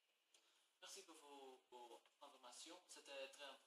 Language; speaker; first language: French; non-native, learner; Dutch